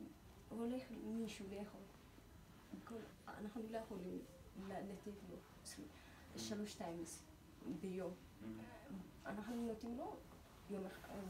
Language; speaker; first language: Hebrew; non-native, learner; Amharic